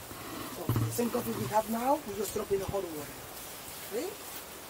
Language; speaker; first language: English; non-native, fluent; Spanish